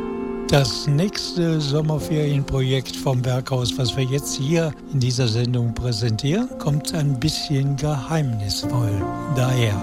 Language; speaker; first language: German; native; German